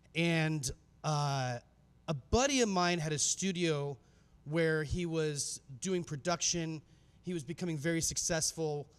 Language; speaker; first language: English; native; English